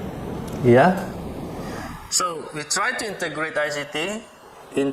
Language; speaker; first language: English; non-native, fluent; Indonesian